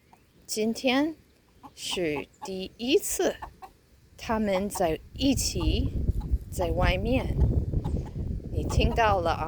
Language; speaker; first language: Chinese; non-native, fluent; English